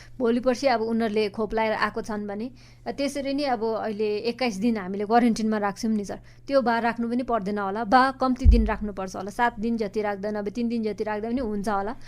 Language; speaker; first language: Nepali; native; Nepali